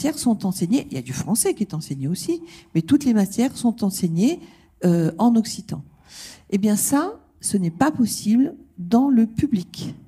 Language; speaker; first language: French; native; French